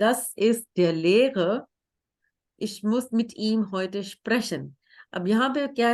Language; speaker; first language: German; non-native, fluent; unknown